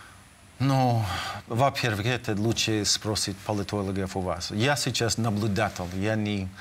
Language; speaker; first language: Russian; non-native, fluent; English